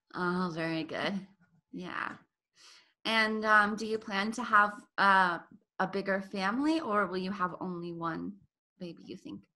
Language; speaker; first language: English; native; English